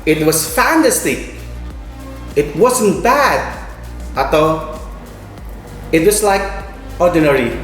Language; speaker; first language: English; non-native, fluent; Indonesian